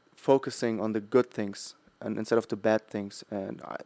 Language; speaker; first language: English; non-native, fluent; German